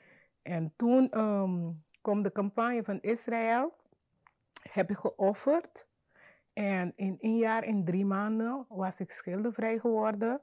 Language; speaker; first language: Dutch; non-native, learner; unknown